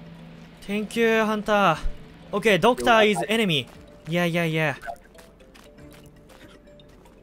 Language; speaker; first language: English; non-native, learner; Japanese